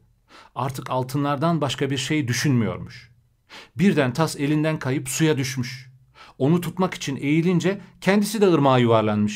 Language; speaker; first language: Turkish; native; Turkish